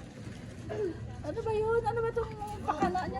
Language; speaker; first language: Filipino; native; Filipino